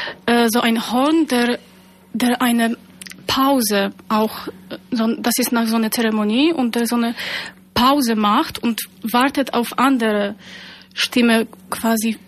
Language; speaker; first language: German; non-native, fluent; Polish